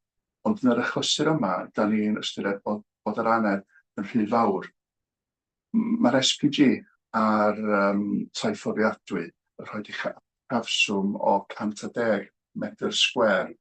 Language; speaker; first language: Welsh; native; Welsh